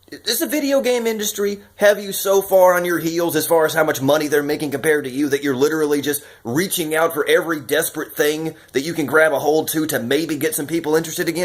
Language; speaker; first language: English; native; English